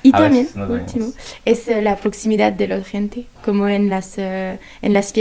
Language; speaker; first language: Spanish; non-native, learner; French